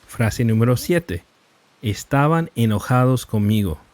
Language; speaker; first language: Spanish; non-native, fluent; English